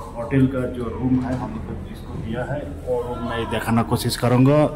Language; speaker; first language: Hindi; non-native, local second language; Bangla